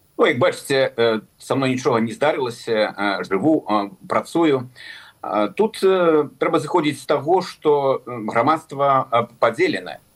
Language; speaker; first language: Belarusian; native; Belarusian